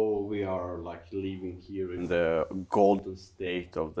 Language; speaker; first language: English; non-native, learner; Albanian